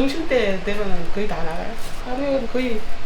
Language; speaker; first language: Korean; native; Korean